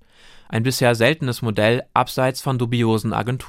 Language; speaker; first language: German; native; German